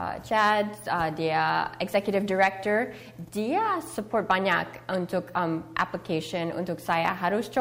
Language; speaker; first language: Indonesian; early bilingual, heritage; Indonesian